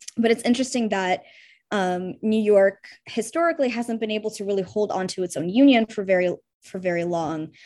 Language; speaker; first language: English; early bilingual, heritage; Russian